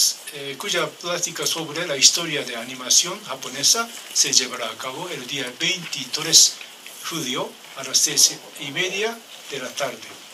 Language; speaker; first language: Spanish; non-native, learner; Japanese